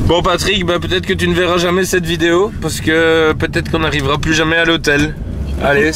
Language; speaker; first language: French; native; French